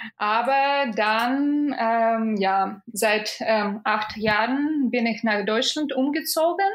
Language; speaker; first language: German; non-native, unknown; Russian